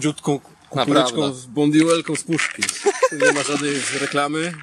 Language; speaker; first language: Polish; native; Polish